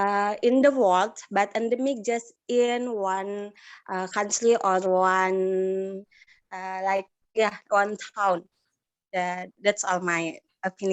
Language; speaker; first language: English; non-native, learner; Indonesian